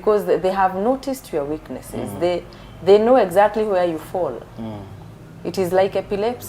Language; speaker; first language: English; non-native, local second language; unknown